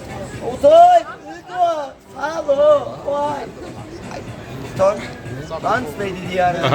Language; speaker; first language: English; non-native, learner; Turkish